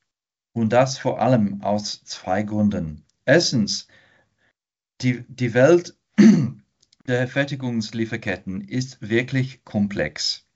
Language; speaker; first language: German; non-native, fluent; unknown